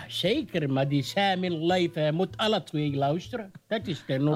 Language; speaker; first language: Dutch; non-native, learner; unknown